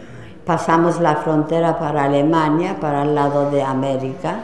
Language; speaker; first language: Spanish; non-native, fluent; Polish